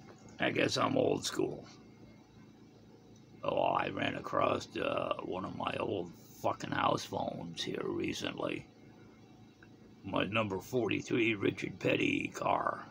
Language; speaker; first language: English; native; English